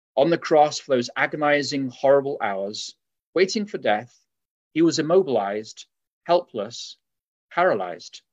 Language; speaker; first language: English; native; English